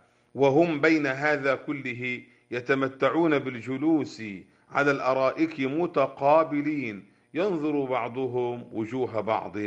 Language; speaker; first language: Arabic; native; Arabic